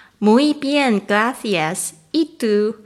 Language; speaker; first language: Spanish; non-native, learner; Chinese